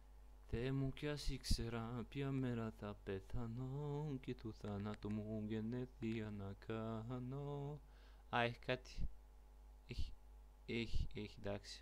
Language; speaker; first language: Greek; non-native, learner; Bulgarian